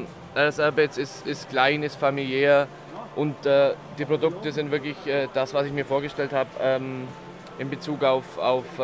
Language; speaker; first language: German; native; German